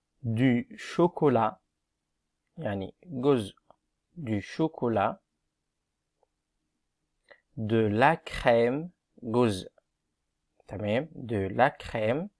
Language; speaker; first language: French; non-native, fluent; Arabic